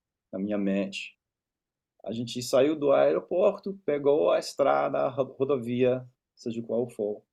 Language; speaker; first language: Portuguese; non-native, fluent; English